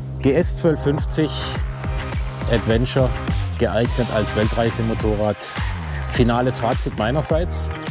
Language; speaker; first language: German; native; German